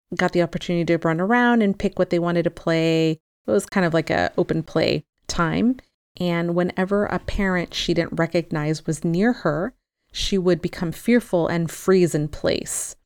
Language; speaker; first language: English; early bilingual, other home language; Spanish